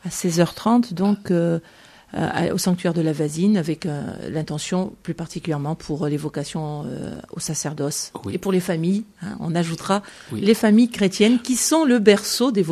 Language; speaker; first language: French; native; French